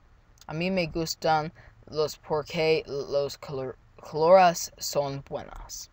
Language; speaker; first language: Spanish; non-native, learner; English